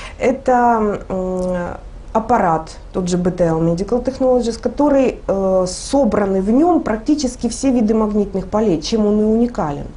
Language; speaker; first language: Russian; native; Russian